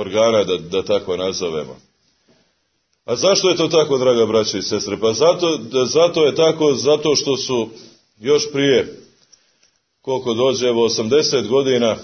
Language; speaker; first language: Croatian; native; Croatian